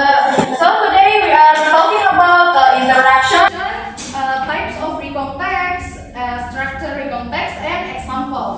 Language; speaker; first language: English; non-native, learner; Indonesian